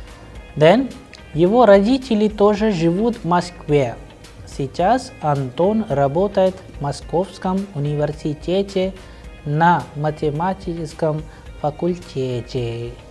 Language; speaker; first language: Russian; non-native, fluent; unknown